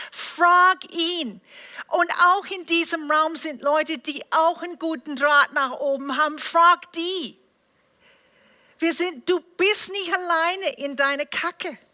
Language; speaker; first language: German; non-native, fluent; English